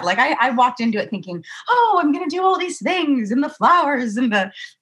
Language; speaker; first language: English; native; English